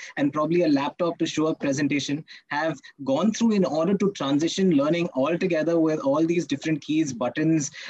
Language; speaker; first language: English; non-native, local second language; Hindi